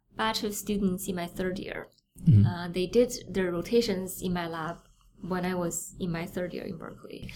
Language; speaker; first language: English; non-native, fluent; Chinese